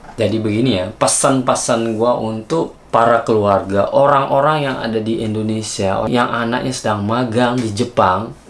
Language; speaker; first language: Indonesian; native; Indonesian